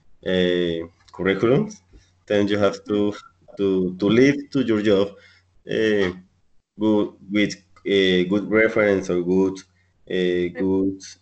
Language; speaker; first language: English; non-native, learner; Spanish